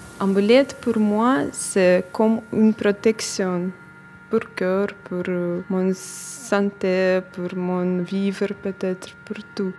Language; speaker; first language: French; non-native, learner; Russian